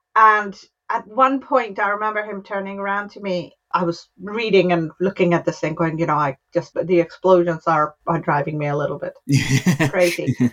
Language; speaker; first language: English; non-native, local second language; Hindi